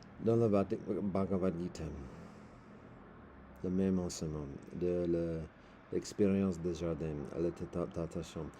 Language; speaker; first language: French; non-native, learner; English